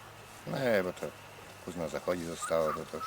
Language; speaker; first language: Polish; non-native, local second language; Rusyn